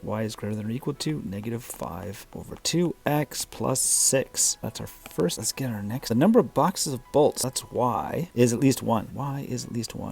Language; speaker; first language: English; native; English